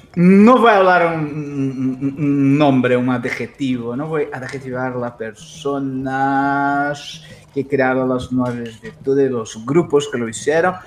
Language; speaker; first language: Spanish; non-native, fluent; Portuguese